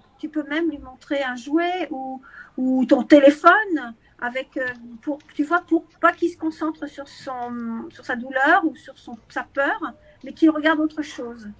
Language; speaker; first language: French; native; French